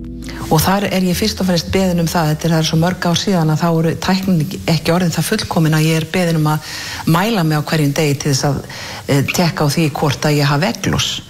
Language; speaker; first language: Icelandic; native; Icelandic